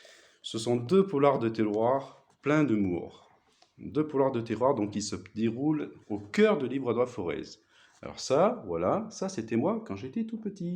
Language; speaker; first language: French; native; French